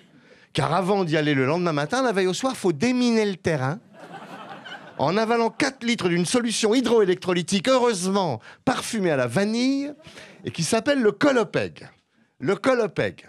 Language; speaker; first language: French; native; French